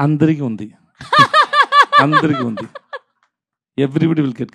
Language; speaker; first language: Telugu; non-native, learner; Tamil